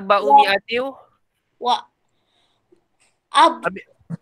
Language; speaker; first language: Arabic; non-native, fluent; Malay